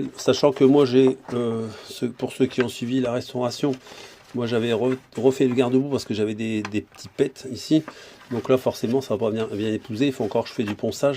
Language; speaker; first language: French; native; French